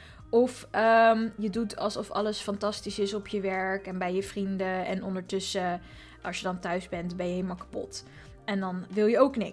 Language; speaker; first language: Dutch; native; Dutch